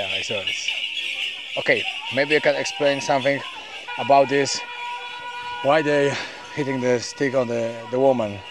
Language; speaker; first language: English; non-native, learner; Polish